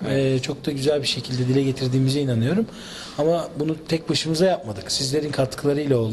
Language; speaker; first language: Turkish; native; Turkish